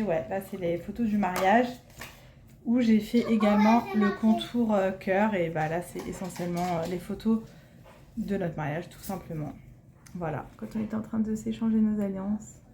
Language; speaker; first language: French; native; French